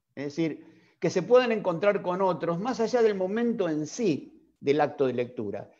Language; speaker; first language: Spanish; native; Spanish